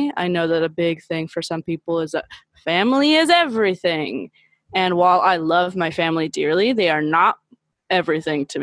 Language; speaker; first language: English; early bilingual, other home language; Spanish